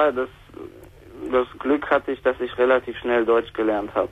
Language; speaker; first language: German; native; German